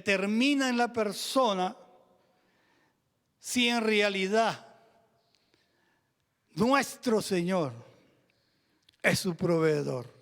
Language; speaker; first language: Spanish; native; Spanish